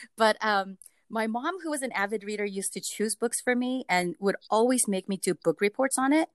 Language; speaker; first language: English; early bilingual, other home language; Korean